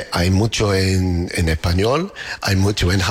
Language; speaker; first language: Spanish; non-native, learner; English